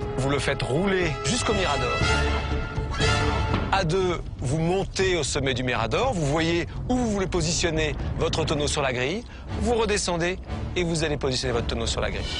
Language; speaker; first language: French; native; French